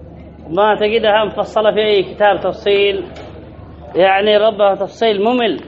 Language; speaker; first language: Arabic; native; Arabic